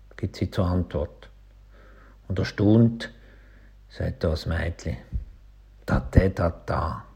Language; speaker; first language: German; native; German